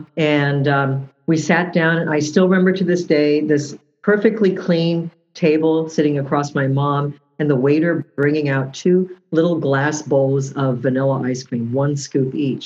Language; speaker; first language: English; early bilingual, other home language; Japanese